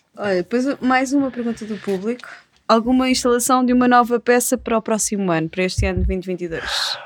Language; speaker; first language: Portuguese; native; Portuguese